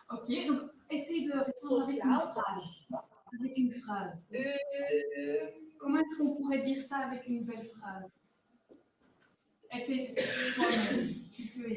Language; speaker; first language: French; native; French